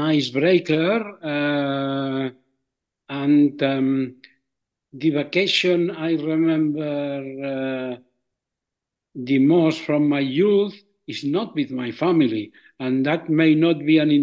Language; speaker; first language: English; non-native, fluent; Catalan